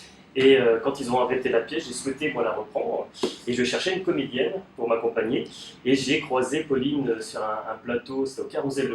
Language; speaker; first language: French; native; French